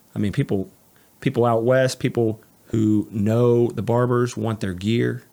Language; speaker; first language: English; native; English